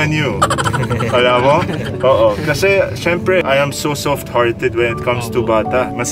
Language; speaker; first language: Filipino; non-native, learner; Arabic